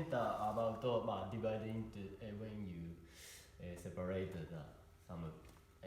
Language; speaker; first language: English; non-native, learner; Japanese